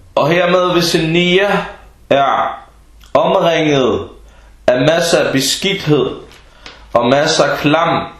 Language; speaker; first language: Danish; early bilingual, other home language; Arabic